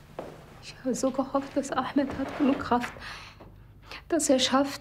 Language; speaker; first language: German; non-native, learner; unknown